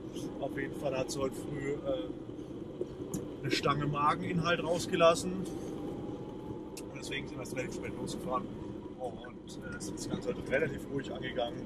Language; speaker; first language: German; native; German